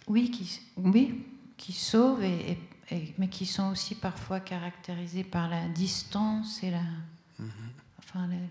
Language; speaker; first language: French; early bilingual, other home language; Italian